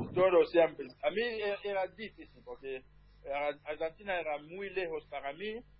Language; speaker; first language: Spanish; non-native, learner; French